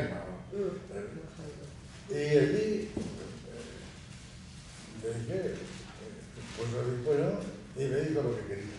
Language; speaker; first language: Spanish; native; Spanish